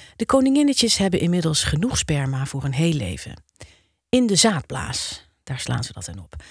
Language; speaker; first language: Dutch; native; Dutch